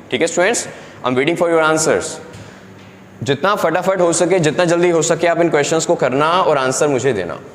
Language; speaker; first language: Hindi; native; Hindi